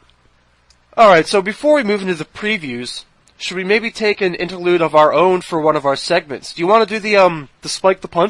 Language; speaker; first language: English; native; English